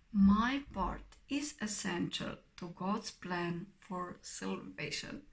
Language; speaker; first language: English; non-native, fluent; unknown